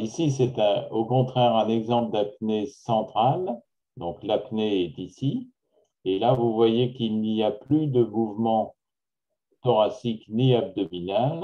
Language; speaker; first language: French; native; French